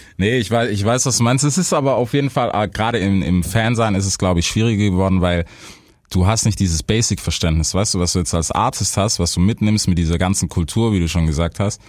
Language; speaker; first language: German; native; German